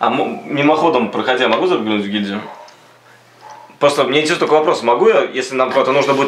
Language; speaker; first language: Russian; native; Russian